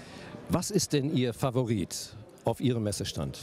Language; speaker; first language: German; native; German